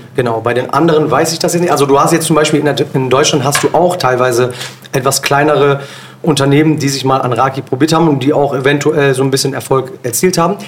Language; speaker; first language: German; early bilingual, other home language; Turkish